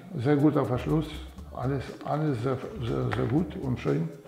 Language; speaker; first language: German; non-native, fluent; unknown